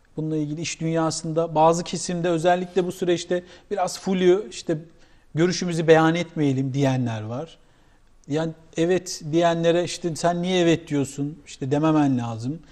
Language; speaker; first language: Turkish; native; Turkish